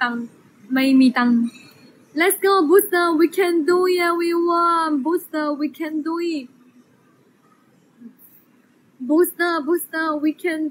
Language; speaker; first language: English; non-native, learner; Chinese